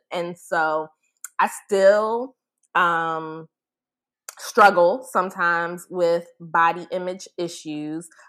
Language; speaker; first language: English; native; English